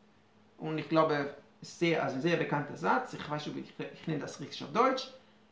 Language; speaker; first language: German; non-native, fluent; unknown